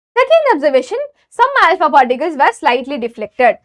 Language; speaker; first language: English; non-native, local second language; Tamil